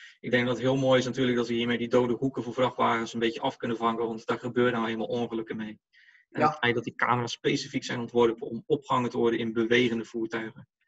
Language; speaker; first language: Dutch; native; Dutch